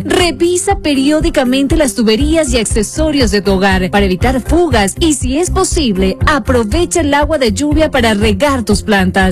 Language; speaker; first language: Spanish; native; Spanish